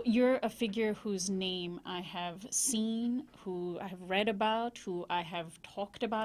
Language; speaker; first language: English; native; English